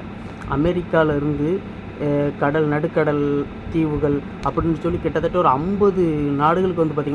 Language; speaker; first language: Tamil; native; Tamil